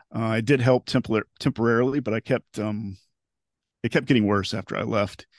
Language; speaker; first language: English; native; English